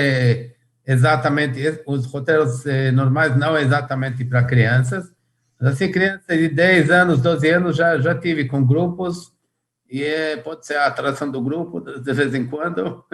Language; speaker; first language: Portuguese; non-native, fluent; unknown